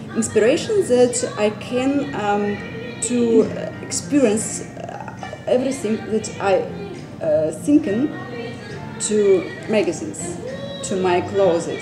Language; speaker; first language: English; non-native, learner; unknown